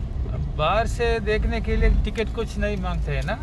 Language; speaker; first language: Hindi; non-native, local second language; Malayalam